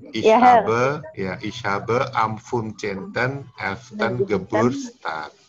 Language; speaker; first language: German; non-native, fluent; Indonesian